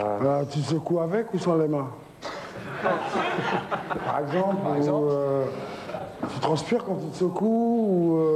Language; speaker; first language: French; native; French